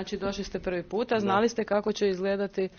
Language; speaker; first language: Croatian; native; Croatian